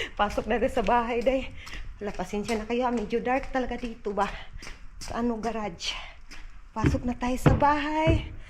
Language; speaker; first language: Filipino; non-native, local second language; Cebuano